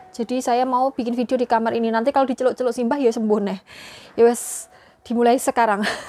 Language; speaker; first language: Indonesian; non-native, local second language; Javanese